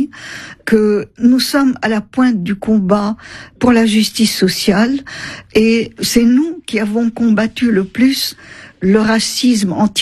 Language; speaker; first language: French; non-native, local second language; Arabic